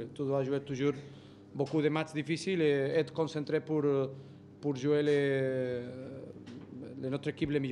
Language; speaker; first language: French; non-native, learner; Spanish